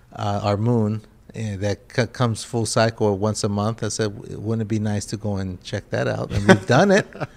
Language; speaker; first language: English; early bilingual, other home language; Spanish